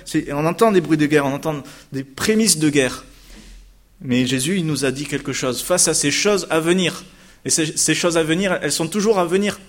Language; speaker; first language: French; native; French